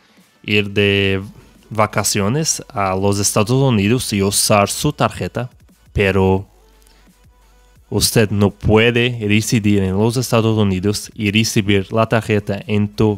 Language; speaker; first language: Spanish; non-native, fluent; Portuguese